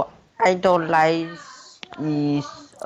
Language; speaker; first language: English; non-native, learner; Chinese